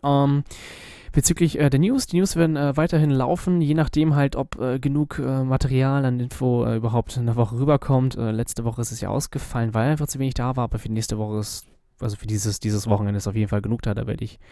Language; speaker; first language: German; native; German